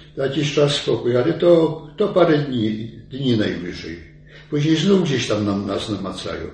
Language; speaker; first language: Polish; native; Polish